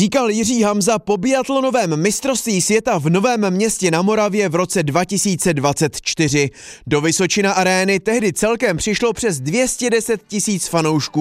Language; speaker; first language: Czech; native; Czech